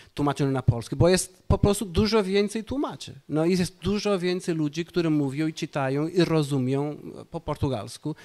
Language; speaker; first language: Polish; non-native, fluent; Portuguese